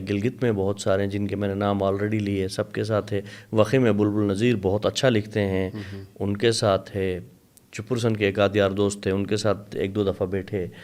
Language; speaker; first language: Urdu; non-native, local second language; Sicilian